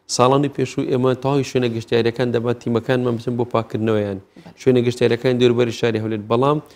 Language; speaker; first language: Central Kurdish; native; Central Kurdish